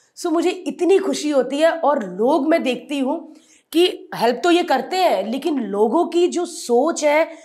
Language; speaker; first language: Hindi; non-native, local second language; Punjabi